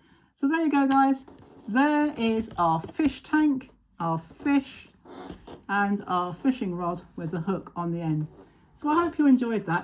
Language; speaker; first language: English; native; English